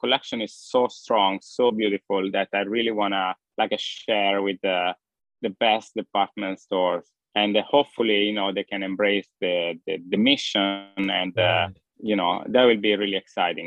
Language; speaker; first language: English; non-native, fluent; Italian